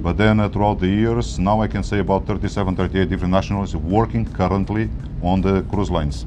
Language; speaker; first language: English; non-native, fluent; Portuguese